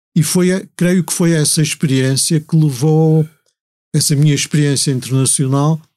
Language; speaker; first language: Portuguese; native; Portuguese